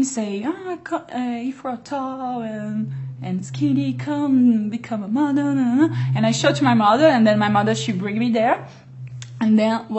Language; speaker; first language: English; non-native, learner; Portuguese